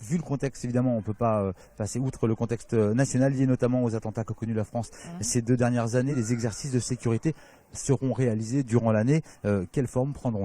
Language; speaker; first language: French; native; French